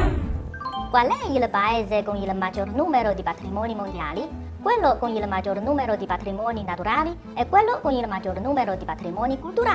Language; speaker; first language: Italian; non-native, fluent; Chinese